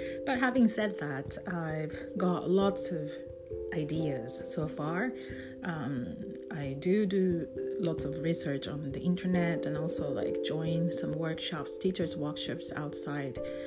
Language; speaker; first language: English; non-native, fluent; Japanese